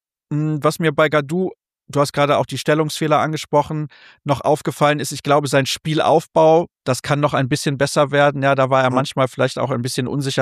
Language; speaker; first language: German; native; German